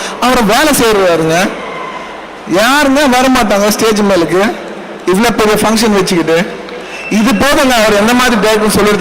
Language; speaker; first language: Tamil; non-native, local second language; Telugu